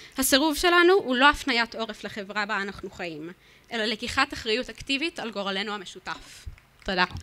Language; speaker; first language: Hebrew; native; Hebrew